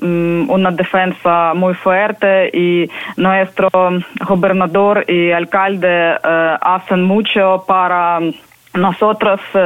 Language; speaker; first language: Spanish; non-native, learner; Ukrainian